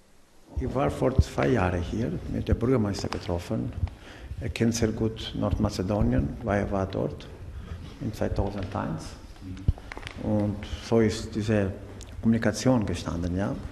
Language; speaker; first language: German; non-native, learner; Macedonian